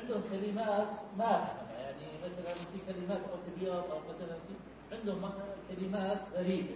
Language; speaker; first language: Arabic; non-native, learner; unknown